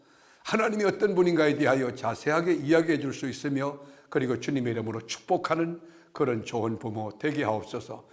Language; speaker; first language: Korean; native; Korean